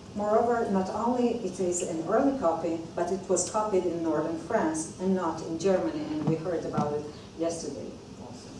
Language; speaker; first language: English; non-native, fluent; Hebrew